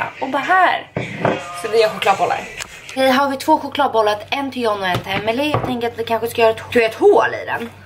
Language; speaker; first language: Swedish; native; Swedish